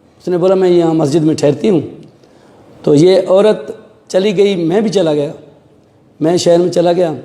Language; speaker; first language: Urdu; non-native, local second language; Sindhi